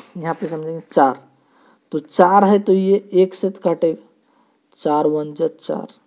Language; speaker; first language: Hindi; native; Hindi